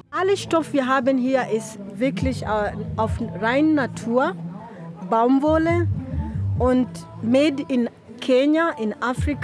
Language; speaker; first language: German; non-native, learner; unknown